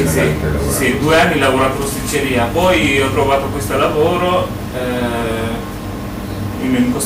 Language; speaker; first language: Italian; non-native, learner; Bangla